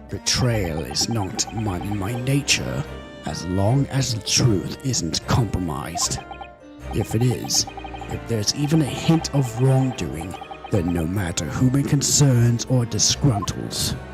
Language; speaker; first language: English; native; English